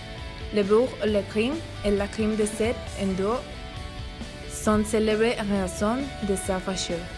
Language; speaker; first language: French; non-native, learner; Spanish